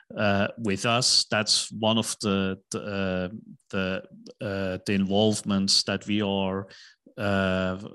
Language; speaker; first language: English; non-native, fluent; German